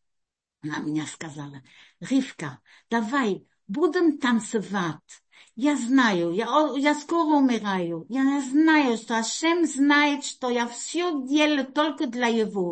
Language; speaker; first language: Russian; early bilingual, heritage; Russian